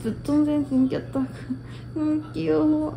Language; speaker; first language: Korean; non-native, learner; Ukrainian